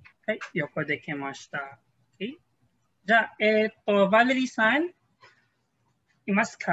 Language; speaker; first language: Japanese; non-native, fluent; Filipino